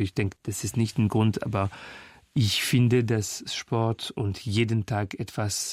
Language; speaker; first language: German; non-native, fluent; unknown